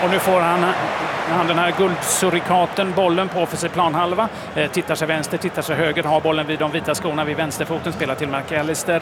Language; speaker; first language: Swedish; native; Swedish